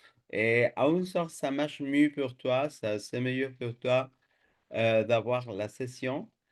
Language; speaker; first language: French; non-native, fluent; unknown